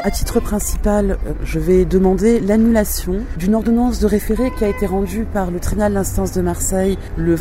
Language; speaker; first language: French; native; French